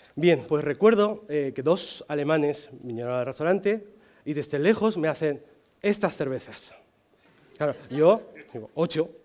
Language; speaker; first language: Spanish; non-native, fluent; Chinese